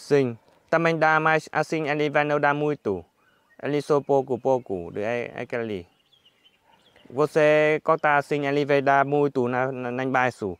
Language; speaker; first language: Portuguese; non-native, learner; Vietnamese